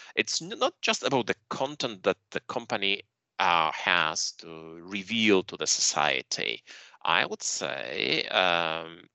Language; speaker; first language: English; non-native, fluent; Polish